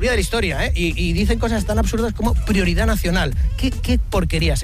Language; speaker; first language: Spanish; native; Spanish